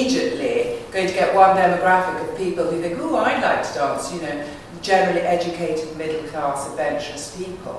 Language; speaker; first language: English; native; English